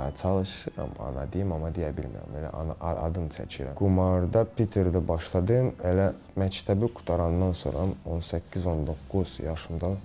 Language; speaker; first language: Azerbaijani; early bilingual, heritage; Azerbaijani